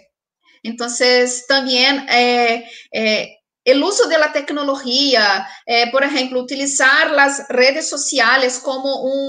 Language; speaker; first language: Spanish; non-native, fluent; Portuguese